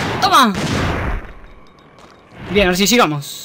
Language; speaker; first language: Spanish; native; Spanish